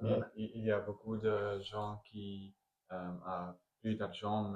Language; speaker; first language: French; non-native, learner; Spanish